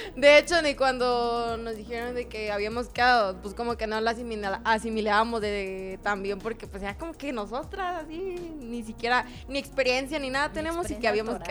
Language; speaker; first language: Spanish; native; Spanish